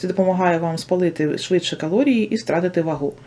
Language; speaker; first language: Ukrainian; native; Ukrainian